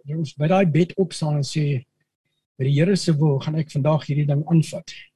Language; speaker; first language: Afrikaans; native; Afrikaans